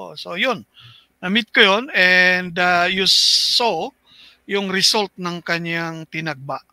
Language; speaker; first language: Filipino; non-native, local second language; Bikol